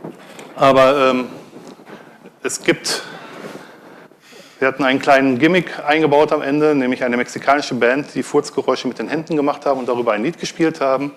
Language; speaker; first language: German; native; German